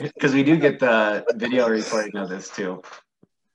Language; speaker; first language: English; native; English